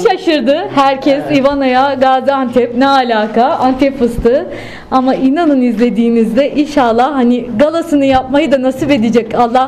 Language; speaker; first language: Turkish; native; Turkish